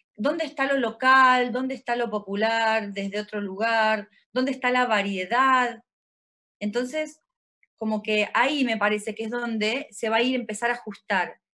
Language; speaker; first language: Spanish; native; Spanish